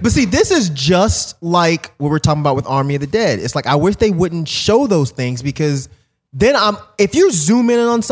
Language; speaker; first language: English; native; English